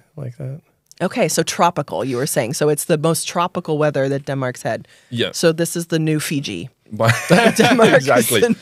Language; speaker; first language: English; native; English